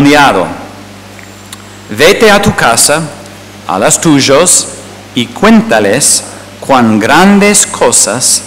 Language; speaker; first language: Spanish; non-native, fluent; English